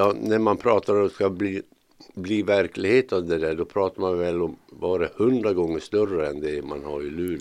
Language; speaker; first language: Swedish; native; Swedish